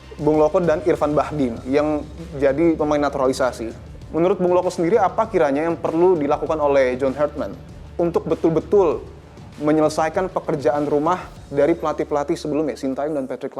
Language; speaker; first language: Indonesian; native; Indonesian